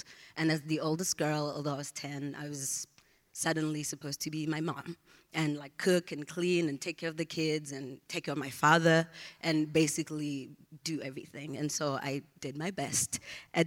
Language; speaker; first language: English; non-native, local second language; Zulu